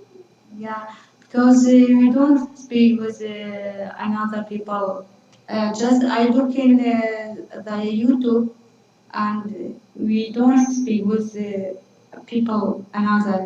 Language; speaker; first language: English; non-native, learner; Kurdish